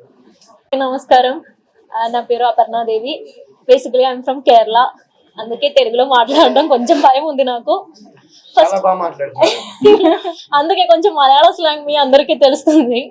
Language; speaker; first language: Telugu; non-native, learner; Malayalam